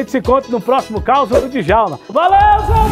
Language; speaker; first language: Portuguese; native; Portuguese